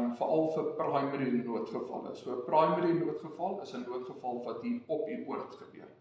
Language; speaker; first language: Afrikaans; non-native, local second language; English